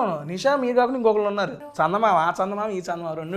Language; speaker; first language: Telugu; native; Telugu